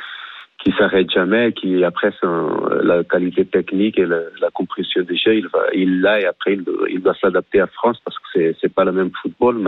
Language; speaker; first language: French; non-native, fluent; Portuguese